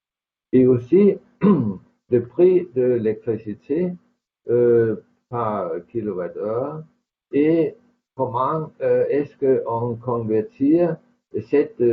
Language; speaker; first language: French; non-native, fluent; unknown